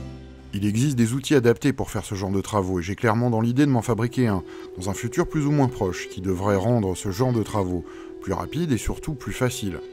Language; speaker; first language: French; native; French